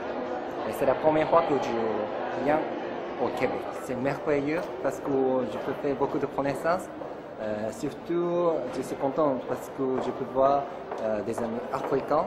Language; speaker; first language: French; non-native, learner; Japanese